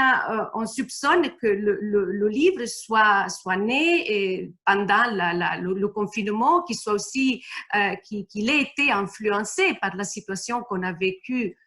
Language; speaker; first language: French; non-native, fluent; Italian